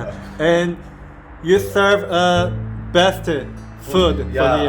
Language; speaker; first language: English; non-native, learner; Korean